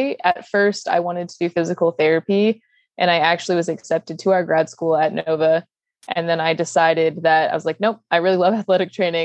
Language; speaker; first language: English; native; English